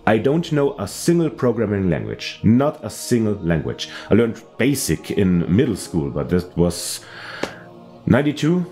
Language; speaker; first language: English; non-native, fluent; German